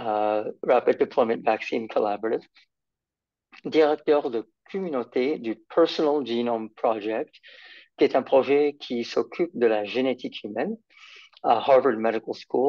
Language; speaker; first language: French; non-native, fluent; English